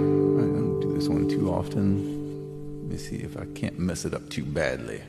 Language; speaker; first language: English; native; English